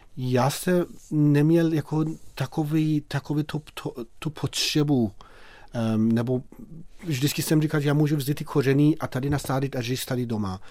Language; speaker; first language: Czech; non-native, fluent; Persian